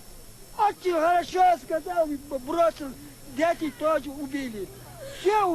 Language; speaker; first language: Russian; non-native, local second language; Chechen